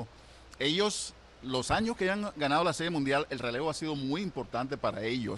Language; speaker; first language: Spanish; native; Spanish